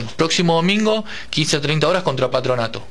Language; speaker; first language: Spanish; native; Spanish